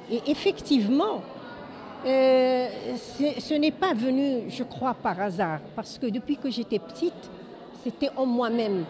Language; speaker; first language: French; non-native, local second language; Arabic